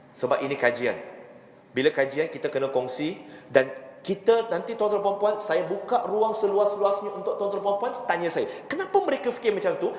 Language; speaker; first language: Malay; non-native, local second language; Chinese